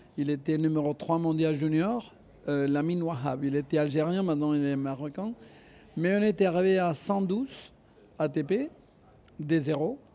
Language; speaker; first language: French; non-native, fluent; Spanish